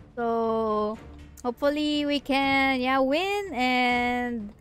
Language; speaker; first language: English; non-native, local second language; Filipino